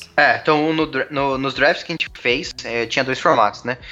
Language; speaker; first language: Portuguese; native; Portuguese